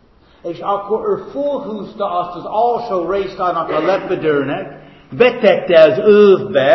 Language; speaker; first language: Hungarian; non-native, fluent; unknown